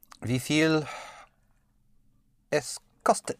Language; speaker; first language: German; non-native, learner; English